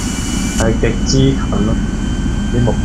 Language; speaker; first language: Chinese; native; Chinese